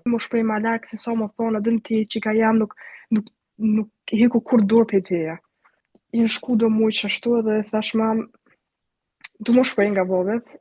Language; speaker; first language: Albanian; early bilingual, heritage; Albanian